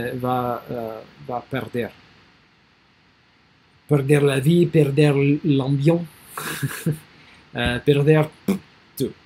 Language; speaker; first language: French; non-native, learner; English